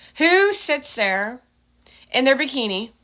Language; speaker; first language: English; native; English